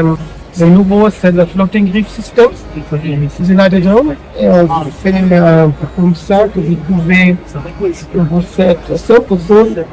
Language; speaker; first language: French; non-native, learner; German